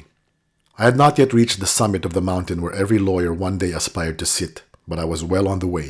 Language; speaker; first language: English; non-native, local second language; Filipino